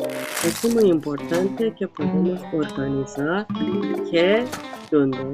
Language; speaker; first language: Spanish; non-native, learner; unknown